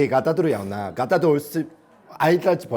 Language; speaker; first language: Mongolian; non-native, fluent; Korean